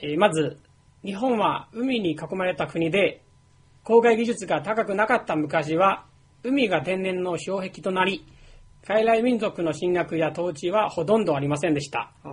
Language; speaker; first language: Japanese; non-native, fluent; Chinese